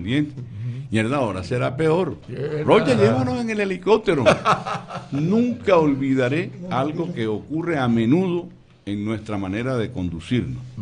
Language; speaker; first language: Spanish; native; Spanish